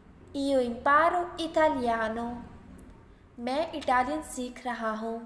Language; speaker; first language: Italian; non-native, fluent; Urdu